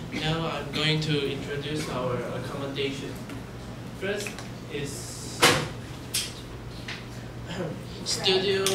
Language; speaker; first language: English; non-native, learner; Chinese